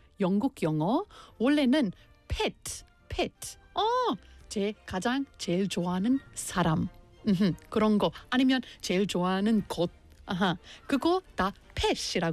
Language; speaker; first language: Korean; non-native, local second language; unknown